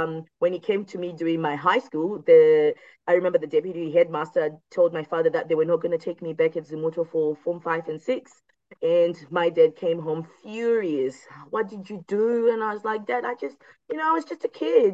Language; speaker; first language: English; non-native, local second language; Shona